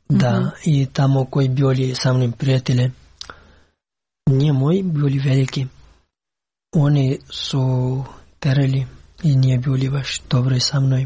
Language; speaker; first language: Serbian; non-native, learner; Pashto